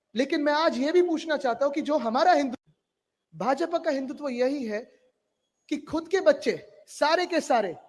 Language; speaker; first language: Hindi; non-native, local second language; Marathi